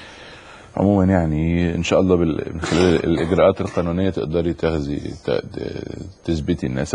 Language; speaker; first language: Arabic; native; Arabic